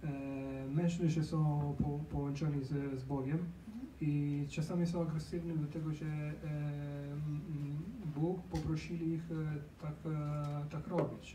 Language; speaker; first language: Polish; non-native, learner; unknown